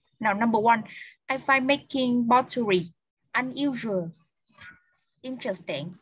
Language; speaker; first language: English; non-native, fluent; Vietnamese